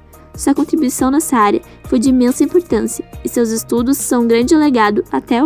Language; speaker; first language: Portuguese; native; Portuguese